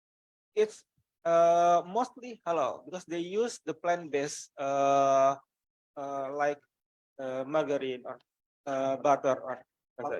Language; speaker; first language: English; non-native, learner; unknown